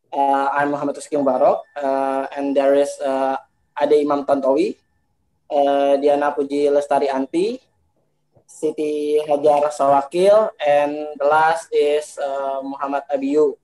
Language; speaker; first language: English; non-native, learner; Indonesian